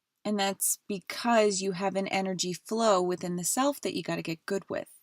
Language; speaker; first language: English; native; English